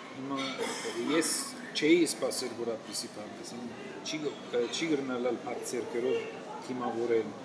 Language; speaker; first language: Armenian; native; Armenian